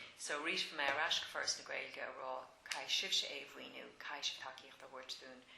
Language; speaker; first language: Irish; non-native, local second language; English